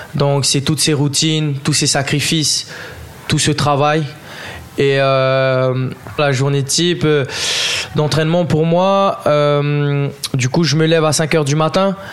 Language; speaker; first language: French; native; French